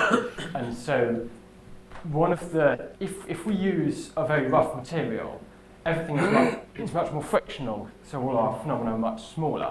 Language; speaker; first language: English; native; English